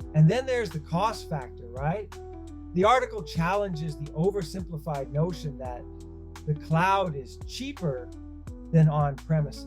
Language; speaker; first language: English; native; English